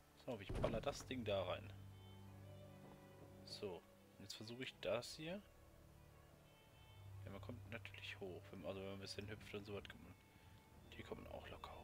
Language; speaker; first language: German; native; German